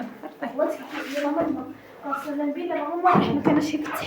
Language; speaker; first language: Arabic; native; Arabic